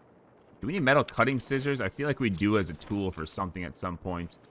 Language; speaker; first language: English; native; English